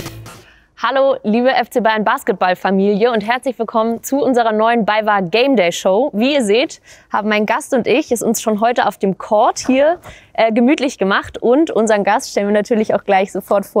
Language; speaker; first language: German; native; German